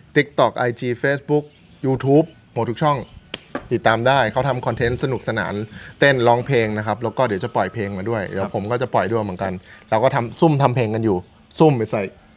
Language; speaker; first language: Thai; native; Thai